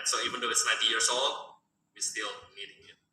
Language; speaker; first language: English; non-native, fluent; Indonesian